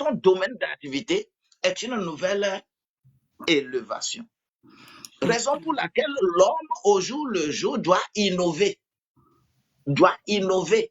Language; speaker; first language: French; non-native, local second language; Ewe